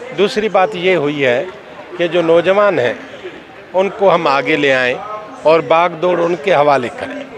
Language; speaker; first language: Urdu; non-native, local second language; Pashto